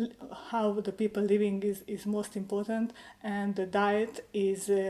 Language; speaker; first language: English; non-native, learner; Hungarian